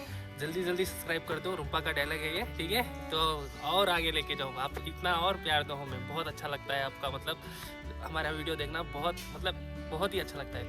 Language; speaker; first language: Hindi; non-native, local second language; Bangla